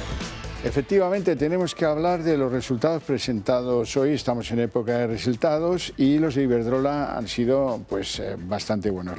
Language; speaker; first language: Spanish; native; Spanish